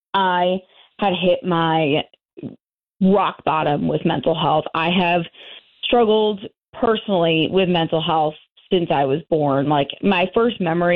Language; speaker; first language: English; native; English